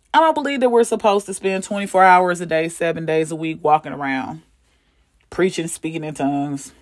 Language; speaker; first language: English; native; English